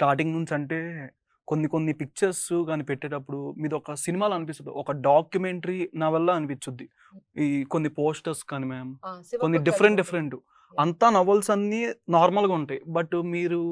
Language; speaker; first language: Telugu; native; Telugu